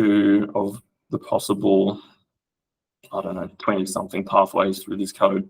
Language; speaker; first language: English; native; English